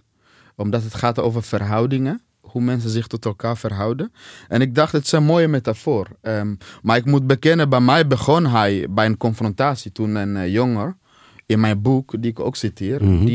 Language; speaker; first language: Dutch; non-native, fluent; Swahili